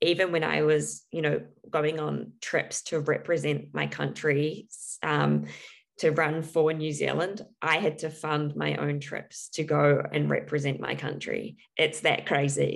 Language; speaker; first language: English; native; English